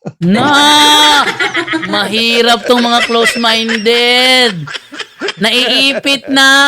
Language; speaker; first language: Filipino; native; Filipino